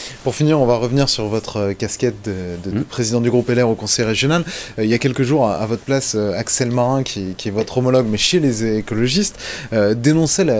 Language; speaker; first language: French; native; French